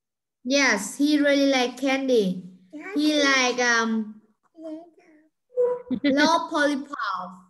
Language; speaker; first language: English; non-native, learner; Vietnamese